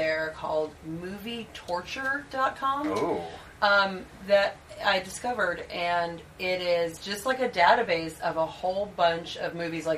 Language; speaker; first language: English; native; English